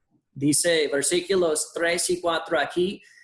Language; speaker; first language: Spanish; non-native, fluent; English